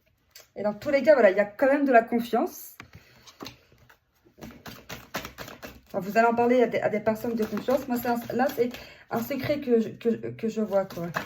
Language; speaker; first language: French; native; French